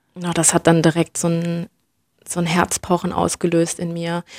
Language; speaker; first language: German; native; German